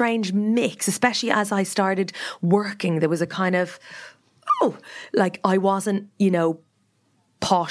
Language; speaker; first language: English; native; English